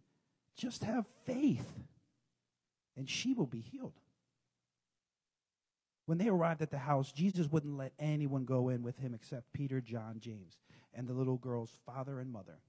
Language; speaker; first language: English; native; English